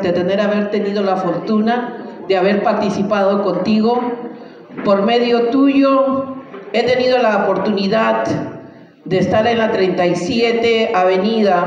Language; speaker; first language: Spanish; native; Spanish